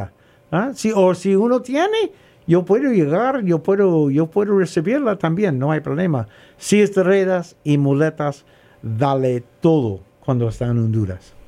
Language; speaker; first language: Spanish; non-native, learner; English